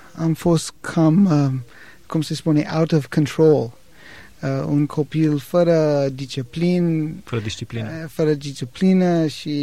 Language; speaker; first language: Romanian; non-native, learner; English